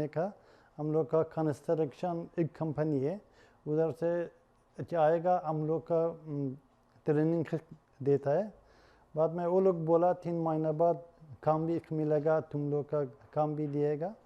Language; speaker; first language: Hindi; non-native, learner; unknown